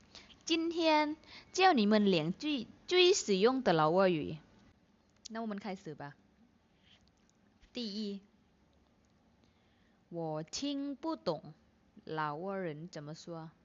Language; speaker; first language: Chinese; non-native, fluent; Lao